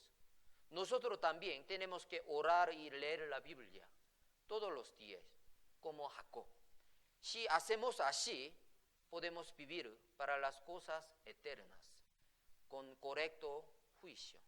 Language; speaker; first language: Spanish; non-native, fluent; Korean